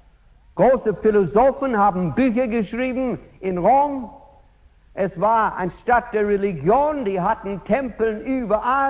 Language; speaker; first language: German; non-native, fluent; English